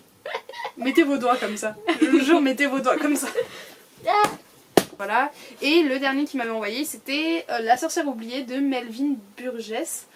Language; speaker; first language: French; native; French